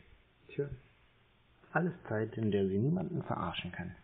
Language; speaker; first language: German; native; German